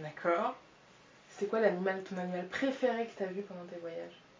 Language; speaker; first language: French; native; French